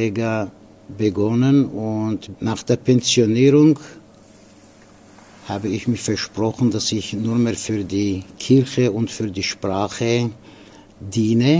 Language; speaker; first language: German; non-native, fluent; Aramaic